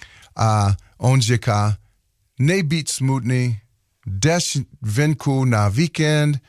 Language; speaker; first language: Slovak; non-native, learner; English